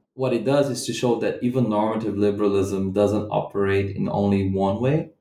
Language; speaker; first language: English; non-native, fluent; Portuguese